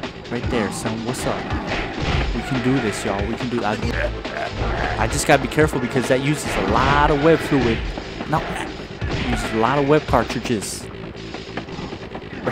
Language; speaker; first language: English; native; English